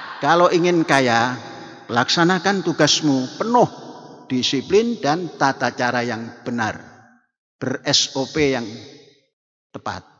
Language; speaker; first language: Indonesian; non-native, local second language; Javanese